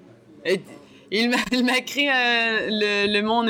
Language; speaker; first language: French; non-native, learner; Hebrew